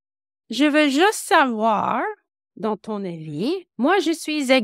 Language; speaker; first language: French; non-native, local second language; English